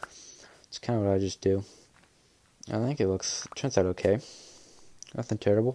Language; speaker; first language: English; native; English